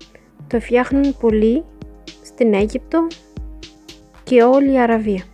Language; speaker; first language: Greek; non-native, learner; Arabic